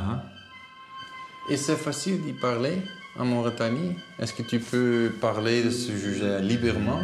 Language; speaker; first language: French; non-native, learner; Dutch